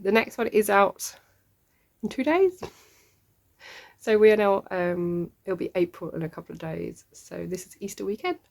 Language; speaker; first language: English; native; English